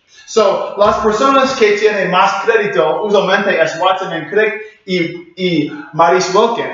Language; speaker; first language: Spanish; non-native, learner; English